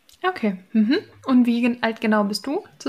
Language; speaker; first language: German; native; German